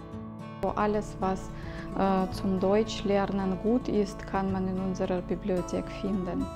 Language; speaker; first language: German; early bilingual, heritage; Russian